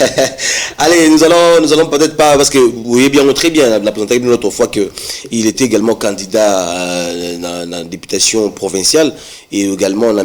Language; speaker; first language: French; non-native, local second language; Lingala